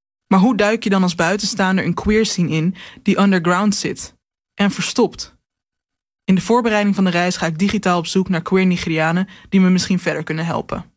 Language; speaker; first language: Dutch; native; Dutch